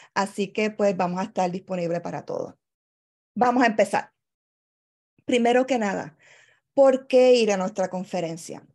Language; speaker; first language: Spanish; native; Spanish